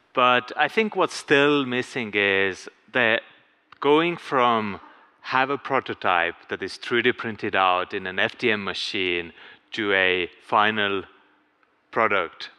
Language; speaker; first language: English; non-native, fluent; Estonian